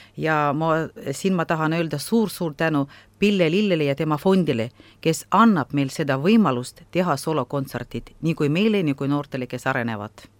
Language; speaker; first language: Estonian; non-native, local second language; Russian